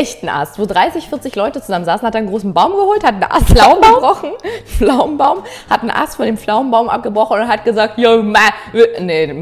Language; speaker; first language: German; native; German